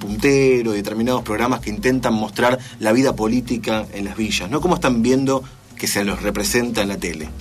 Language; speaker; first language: Spanish; native; Spanish